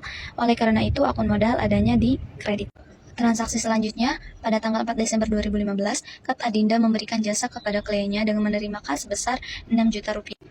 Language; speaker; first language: Indonesian; native; Indonesian